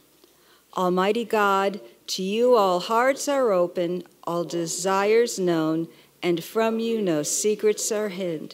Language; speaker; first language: English; native; English